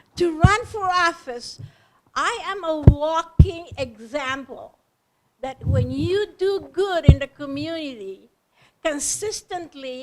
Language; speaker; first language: English; non-native, local second language; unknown